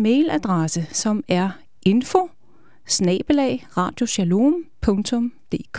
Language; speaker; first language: Danish; native; Danish